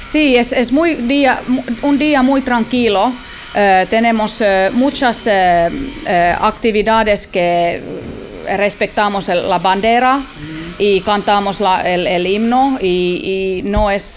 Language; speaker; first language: Spanish; non-native, learner; Finnish